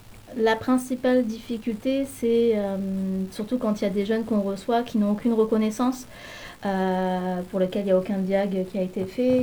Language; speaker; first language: French; native; French